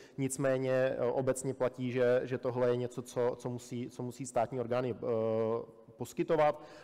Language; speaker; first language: Czech; early bilingual, other home language; Russian